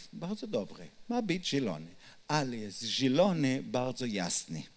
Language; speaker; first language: Polish; non-native, learner; Hebrew